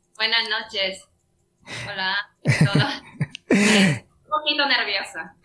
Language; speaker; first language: Spanish; non-native, learner; Japanese